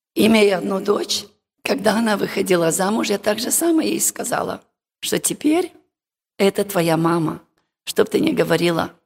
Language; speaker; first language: Russian; non-native, local second language; Romanian